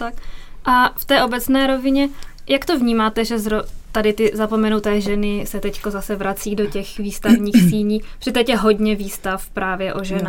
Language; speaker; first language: Czech; native; Czech